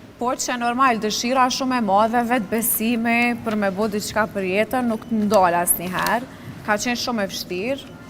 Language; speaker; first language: Albanian; native; Albanian